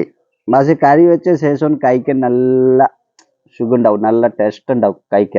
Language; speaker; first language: Malayalam; non-native, fluent; Odia